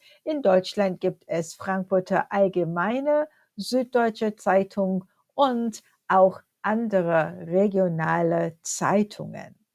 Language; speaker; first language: German; non-native, fluent; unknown